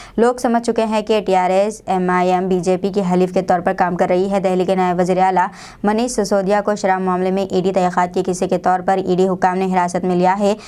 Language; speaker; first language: Hindi; non-native, local second language; Urdu